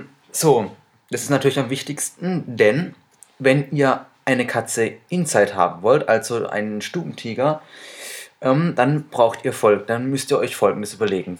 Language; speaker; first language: German; native; German